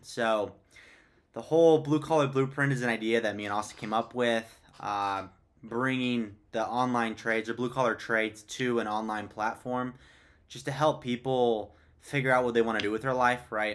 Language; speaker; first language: English; native; English